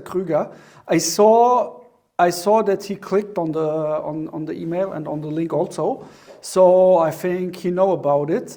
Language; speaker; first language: English; non-native, learner; German